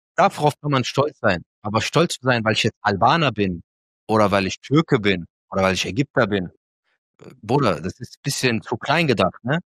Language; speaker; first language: German; early bilingual, other home language; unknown